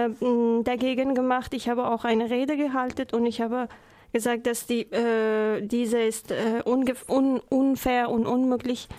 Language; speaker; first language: German; non-native, learner; Persian